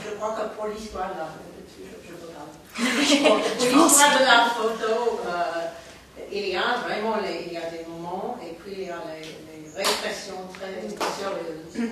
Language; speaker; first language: French; non-native, fluent; English